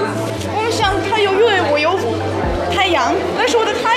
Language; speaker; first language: Chinese; non-native, learner; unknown